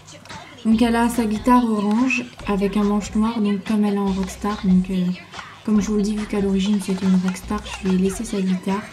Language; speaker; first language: French; native; French